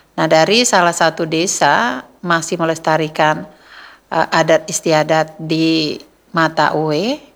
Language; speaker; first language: Indonesian; native; Indonesian